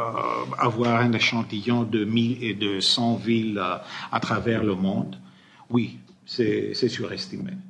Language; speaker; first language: French; non-native, fluent; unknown